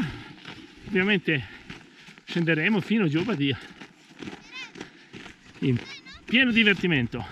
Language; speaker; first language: Italian; native; Italian